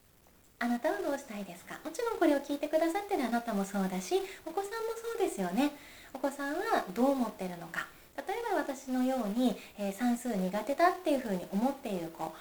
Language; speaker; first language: Japanese; native; Japanese